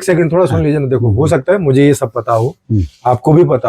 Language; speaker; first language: Hindi; native; Hindi